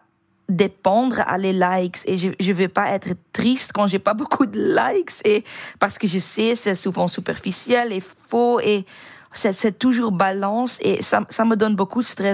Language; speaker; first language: French; non-native, learner; Dutch